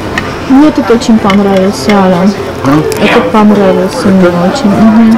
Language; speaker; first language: Russian; non-native, fluent; Armenian